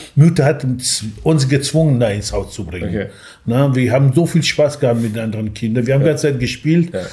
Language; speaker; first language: German; non-native, fluent; Persian